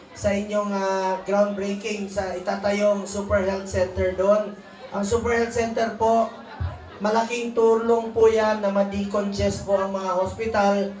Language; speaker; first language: Filipino; non-native, local second language; Hiligaynon